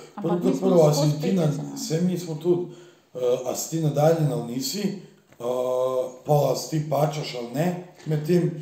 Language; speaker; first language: Slovenian; early bilingual, other home language; Bosnian